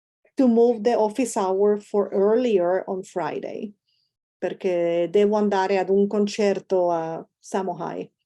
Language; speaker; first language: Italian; non-native, fluent; Spanish